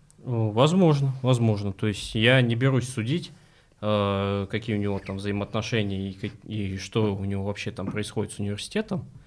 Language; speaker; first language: Russian; non-native, local second language; Uzbek